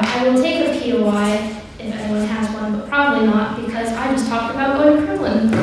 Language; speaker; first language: English; native; English